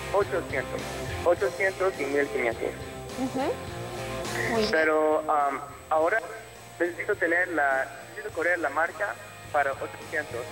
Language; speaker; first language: Spanish; early bilingual, heritage; English